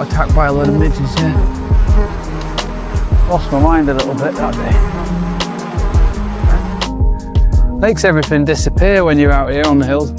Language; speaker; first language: English; native; English